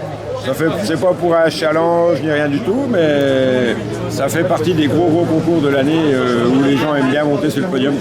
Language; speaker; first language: French; native; French